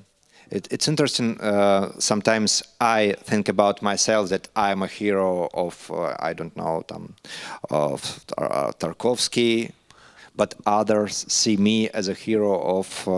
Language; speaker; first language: English; non-native, learner; Russian